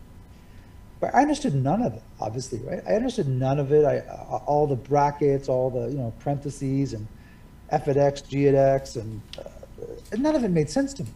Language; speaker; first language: English; native; English